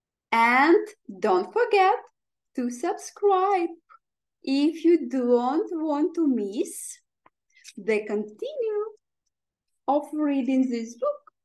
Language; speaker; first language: English; non-native, fluent; Ukrainian